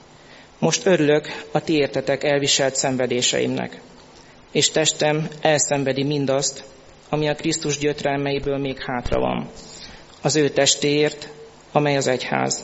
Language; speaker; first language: Hungarian; native; Hungarian